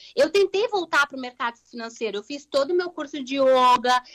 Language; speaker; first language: Portuguese; native; Portuguese